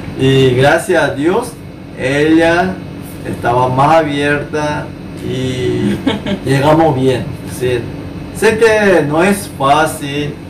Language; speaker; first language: Spanish; non-native, learner; Korean